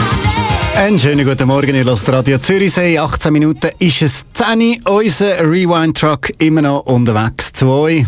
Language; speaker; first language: German; native; German